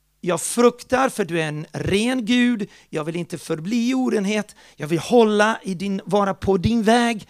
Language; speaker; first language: Swedish; non-native, fluent; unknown